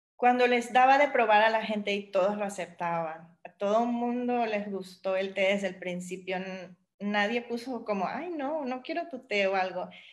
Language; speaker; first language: Spanish; native; Spanish